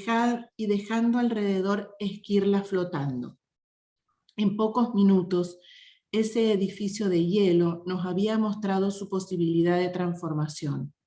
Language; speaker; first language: Spanish; native; Spanish